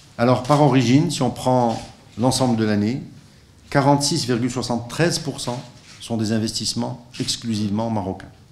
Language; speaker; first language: French; non-native, local second language; Arabic